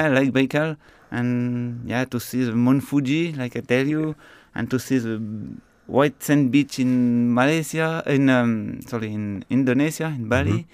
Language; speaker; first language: English; non-native, learner; French